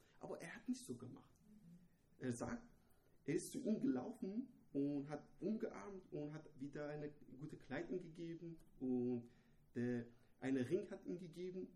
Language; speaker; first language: German; non-native, fluent; Persian